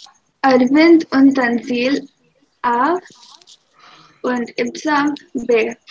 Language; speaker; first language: German; non-native, fluent; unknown